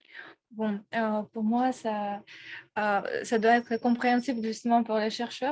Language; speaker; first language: French; non-native, fluent; Russian